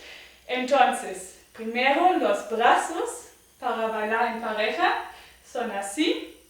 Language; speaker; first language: Spanish; non-native, fluent; German